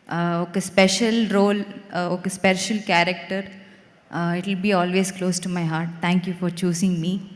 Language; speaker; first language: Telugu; non-native, learner; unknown